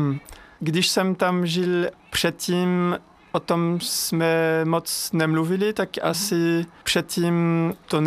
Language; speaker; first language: Czech; non-native, fluent; French